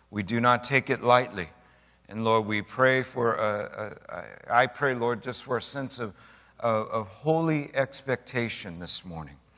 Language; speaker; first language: English; native; English